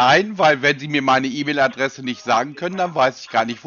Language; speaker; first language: German; native; German